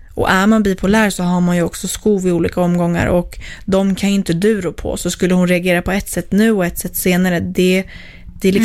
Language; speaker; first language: Swedish; native; Swedish